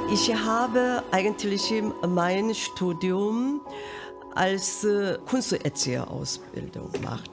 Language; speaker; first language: German; non-native, fluent; Korean